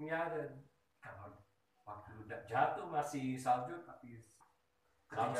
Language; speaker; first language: Indonesian; early bilingual, heritage; Dutch